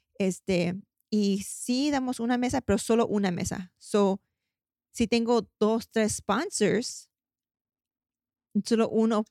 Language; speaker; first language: Spanish; early bilingual, heritage; Spanish